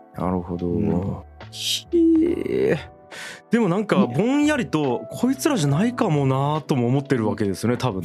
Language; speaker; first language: Japanese; native; Japanese